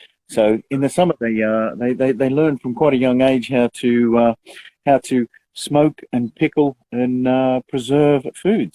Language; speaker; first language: English; native; English